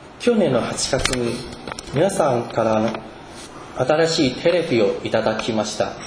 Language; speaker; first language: Japanese; non-native, fluent; Chinese